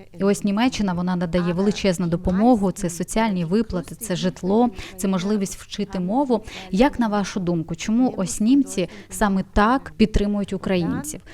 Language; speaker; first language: Ukrainian; native; Ukrainian